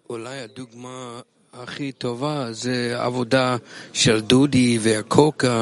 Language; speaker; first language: Hebrew; non-native, learner; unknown